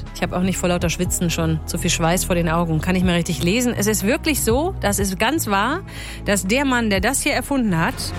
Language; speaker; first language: German; native; German